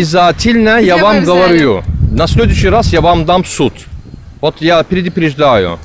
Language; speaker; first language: Russian; non-native, learner; Turkish